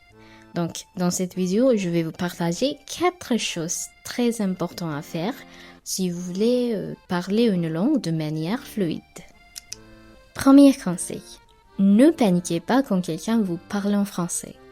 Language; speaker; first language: French; non-native, fluent; Sinhala